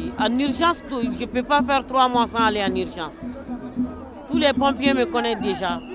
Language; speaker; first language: French; non-native, local second language; Bambara